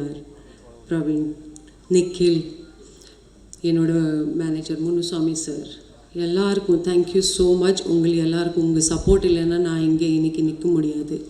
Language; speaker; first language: Tamil; non-native, fluent; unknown